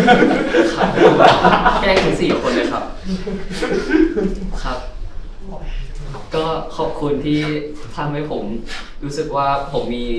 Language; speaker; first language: Thai; native; Thai